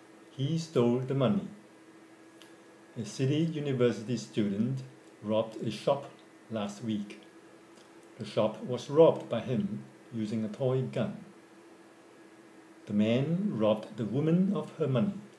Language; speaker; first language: English; non-native, local second language; Cantonese